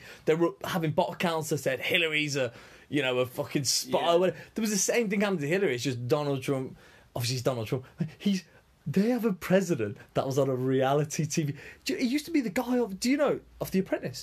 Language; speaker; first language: English; native; English